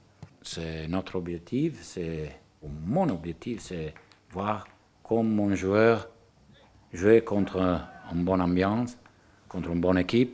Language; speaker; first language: French; non-native, learner; Italian